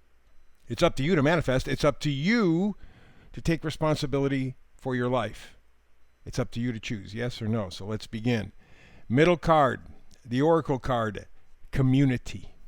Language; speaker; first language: English; native; English